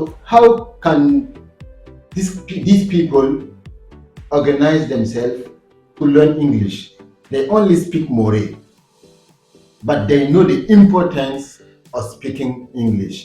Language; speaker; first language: English; non-native, fluent; French